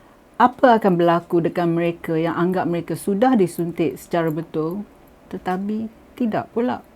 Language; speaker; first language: Malay; native; Malay